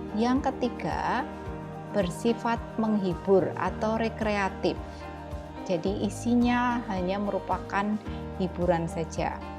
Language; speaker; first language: Indonesian; native; Indonesian